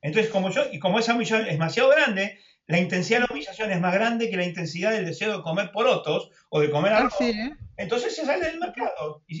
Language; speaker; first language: Spanish; native; Spanish